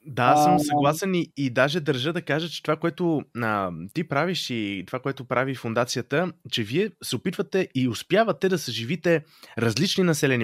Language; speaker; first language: Bulgarian; native; Bulgarian